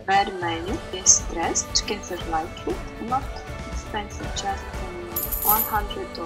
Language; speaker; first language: English; non-native, learner; Russian